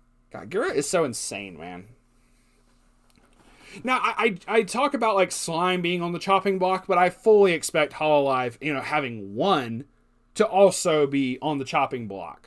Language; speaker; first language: English; native; English